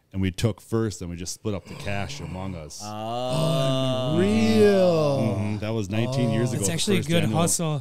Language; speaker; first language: English; native; English